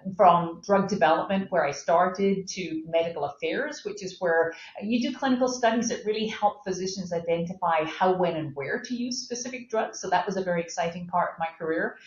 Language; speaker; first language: English; native; English